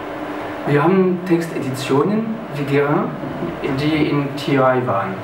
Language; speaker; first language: German; non-native, fluent; French